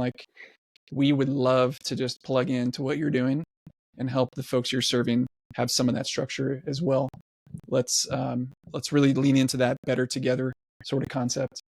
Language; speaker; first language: English; native; English